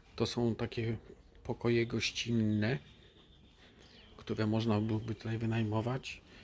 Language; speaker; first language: Polish; native; Polish